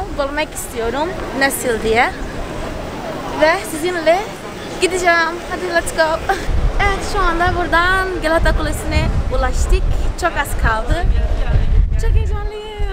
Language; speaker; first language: Turkish; non-native, fluent; Portuguese